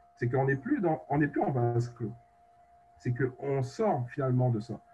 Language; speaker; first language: French; native; French